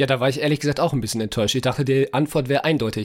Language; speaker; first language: German; native; German